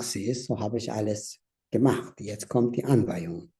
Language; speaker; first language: German; non-native, learner; Tibetan